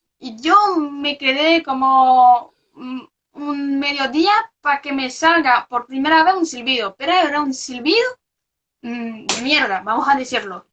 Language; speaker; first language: Spanish; non-native, fluent; French